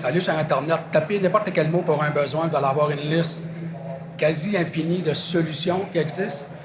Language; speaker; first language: French; native; French